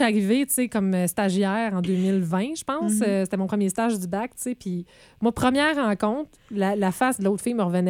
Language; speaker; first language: French; native; French